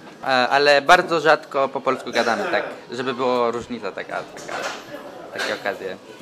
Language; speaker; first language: Polish; early bilingual, other home language; Turkish